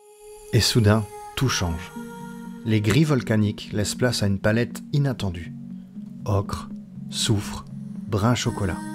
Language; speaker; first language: French; native; French